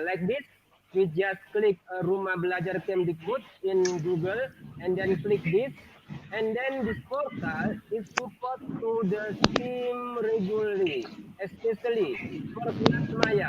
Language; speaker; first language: English; non-native, learner; Indonesian